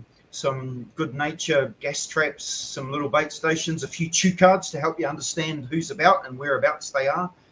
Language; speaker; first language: English; native; English